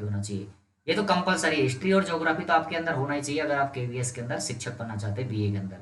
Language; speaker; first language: Hindi; native; Hindi